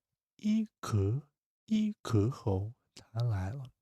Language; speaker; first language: Chinese; non-native, fluent; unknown